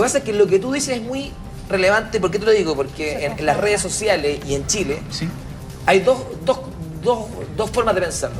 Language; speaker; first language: Spanish; native; Spanish